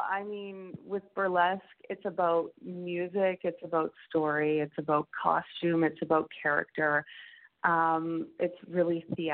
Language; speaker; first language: English; native; English